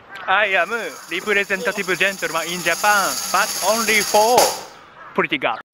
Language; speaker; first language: English; non-native, learner; Japanese